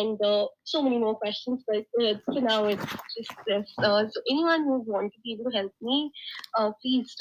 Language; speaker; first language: English; non-native, local second language; Hindi